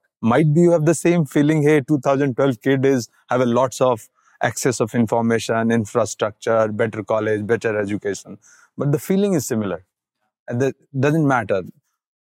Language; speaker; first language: English; non-native, local second language; Bhojpuri